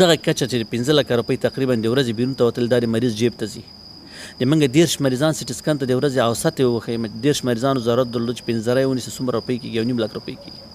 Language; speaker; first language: Pashto; non-native, local second language; Persian